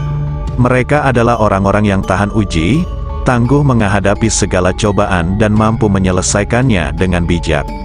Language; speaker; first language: Indonesian; non-native, local second language; Javanese